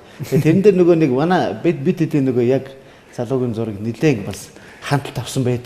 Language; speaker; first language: Mongolian; native; Mongolian